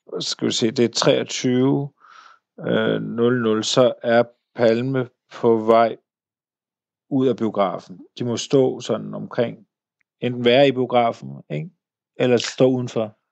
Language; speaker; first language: Danish; native; Danish